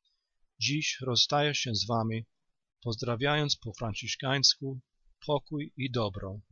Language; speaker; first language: Polish; native; Polish